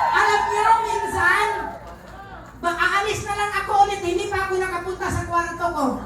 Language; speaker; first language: Filipino; non-native, local second language; Cebuano